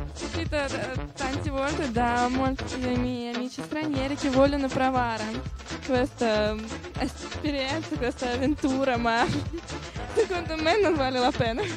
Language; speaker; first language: Italian; non-native, learner; Russian